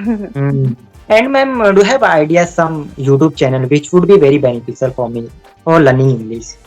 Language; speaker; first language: English; non-native, local second language; Hindi